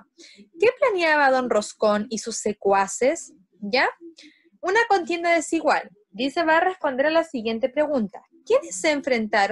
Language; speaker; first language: Spanish; native; Spanish